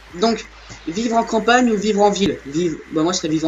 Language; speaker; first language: French; native; French